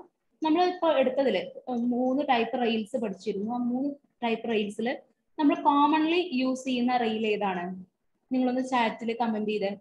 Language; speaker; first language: Malayalam; native; Malayalam